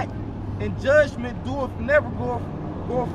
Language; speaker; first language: English; native; English